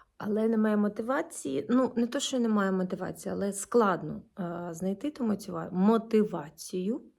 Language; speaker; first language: Ukrainian; non-native, local second language; Russian